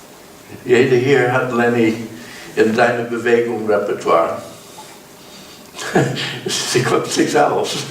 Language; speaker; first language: German; non-native, learner; English